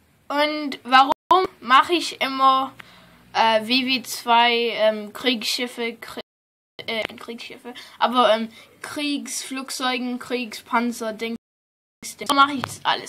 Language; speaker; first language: German; non-native, fluent; English